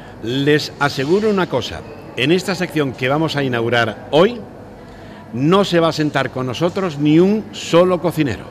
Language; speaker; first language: Spanish; native; Spanish